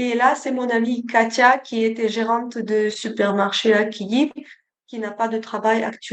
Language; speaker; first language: French; non-native, fluent; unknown